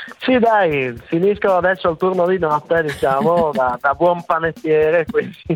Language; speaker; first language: Italian; native; Italian